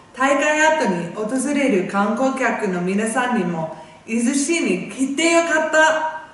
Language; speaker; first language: Japanese; non-native, fluent; English